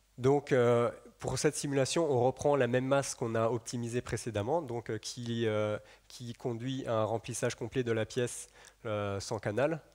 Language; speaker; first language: French; native; French